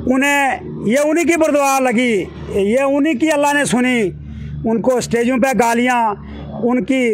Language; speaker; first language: Hindi; native; Hindi